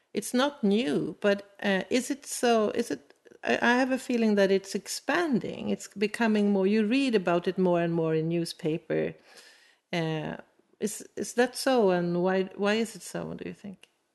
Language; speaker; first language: English; non-native, fluent; Swedish